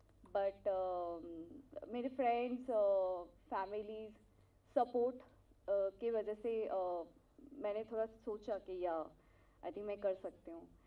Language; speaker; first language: Hindi; non-native, local second language; Telugu